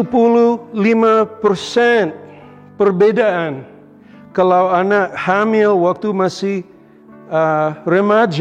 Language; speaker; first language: Indonesian; non-native, local second language; English